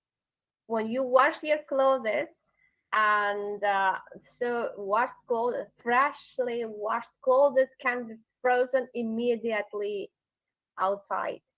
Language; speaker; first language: English; non-native, learner; Yakut